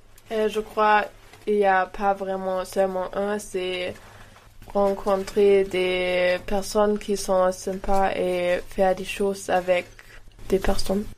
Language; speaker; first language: French; non-native, learner; German